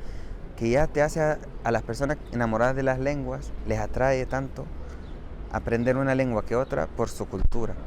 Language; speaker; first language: Spanish; non-native, fluent; Arabic